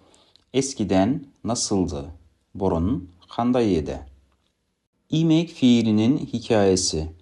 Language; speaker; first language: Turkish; non-native, fluent; Kazakh